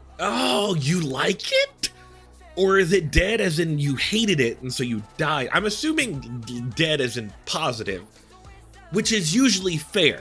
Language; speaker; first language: English; native; English